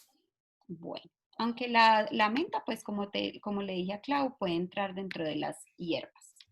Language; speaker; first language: Spanish; native; Spanish